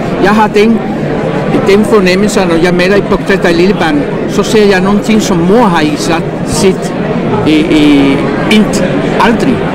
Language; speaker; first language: Danish; non-native, fluent; Spanish